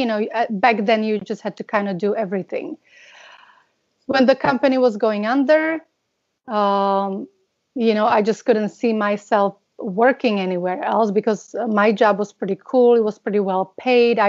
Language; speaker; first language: English; non-native, fluent; Slovak